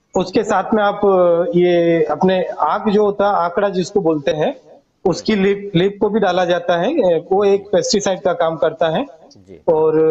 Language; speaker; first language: Hindi; non-native, local second language; Gujarati